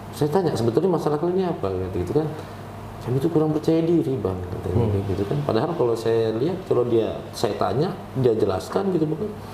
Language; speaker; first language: Indonesian; native; Indonesian